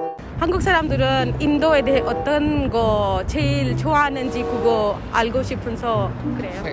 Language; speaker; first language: Korean; non-native, learner; Hindi